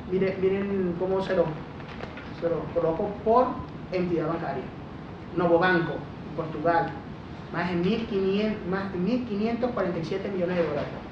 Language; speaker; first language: Spanish; native; Spanish